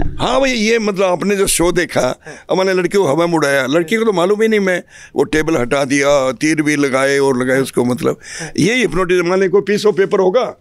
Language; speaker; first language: Hindi; native; Hindi